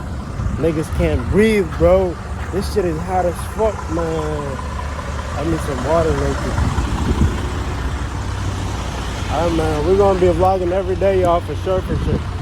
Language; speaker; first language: English; native; English